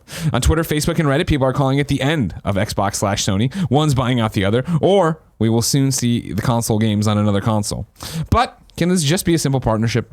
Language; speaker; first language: English; native; English